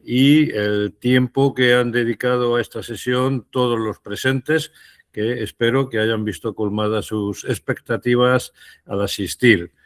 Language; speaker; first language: Spanish; native; Spanish